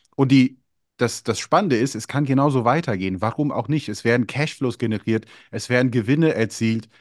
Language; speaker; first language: German; early bilingual, other home language; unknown